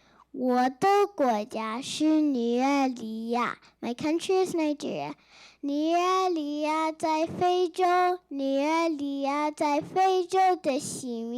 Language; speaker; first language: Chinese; non-native, learner; English